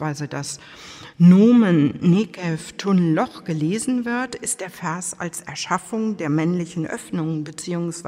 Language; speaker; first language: German; native; German